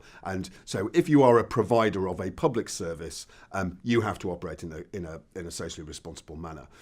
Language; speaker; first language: English; native; English